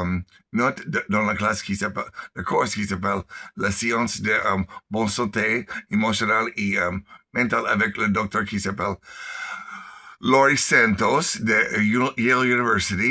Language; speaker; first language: French; non-native, learner; English